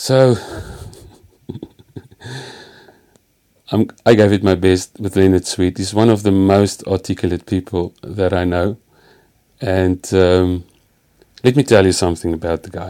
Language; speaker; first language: English; non-native, local second language; Afrikaans